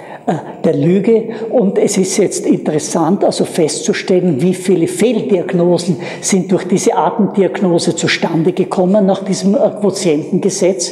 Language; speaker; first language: German; native; German